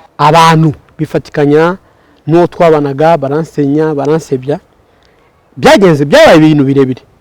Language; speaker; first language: Kinyarwanda; early bilingual, heritage; Kinyarwanda